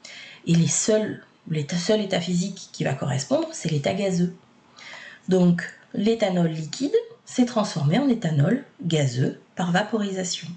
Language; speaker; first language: French; native; French